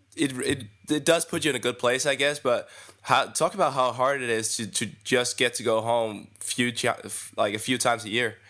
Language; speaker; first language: English; non-native, fluent; Danish